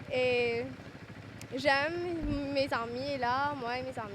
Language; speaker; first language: French; non-native, local second language; Morisyen